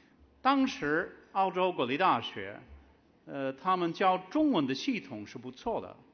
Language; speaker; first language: Chinese; non-native, fluent; English